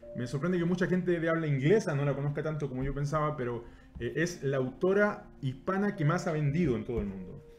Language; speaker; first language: Spanish; native; Spanish